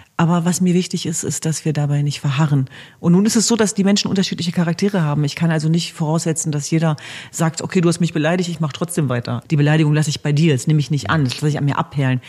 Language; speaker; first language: German; early bilingual, other home language; Kurdish